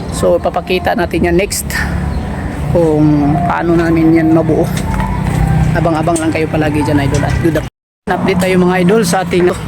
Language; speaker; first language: Filipino; non-native, local second language; Cebuano